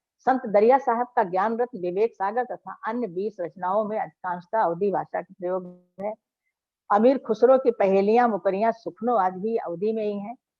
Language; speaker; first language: Hindi; native; Hindi